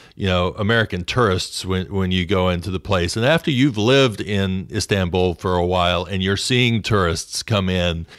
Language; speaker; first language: English; native; English